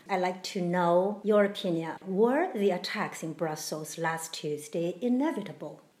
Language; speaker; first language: English; non-native, fluent; Chinese